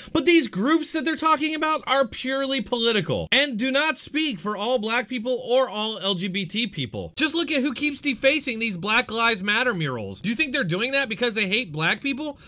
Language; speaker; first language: English; native; English